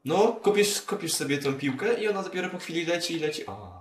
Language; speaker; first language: Polish; native; Polish